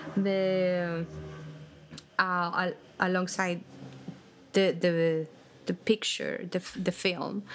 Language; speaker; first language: English; non-native, fluent; Spanish